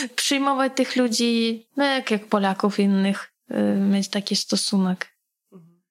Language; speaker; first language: Polish; non-native, fluent; Russian